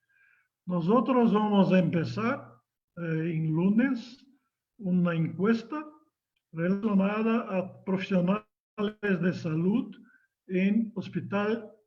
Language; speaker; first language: Spanish; non-native, learner; Portuguese